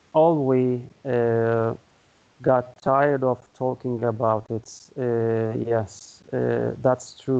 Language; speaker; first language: English; non-native, learner; Turkish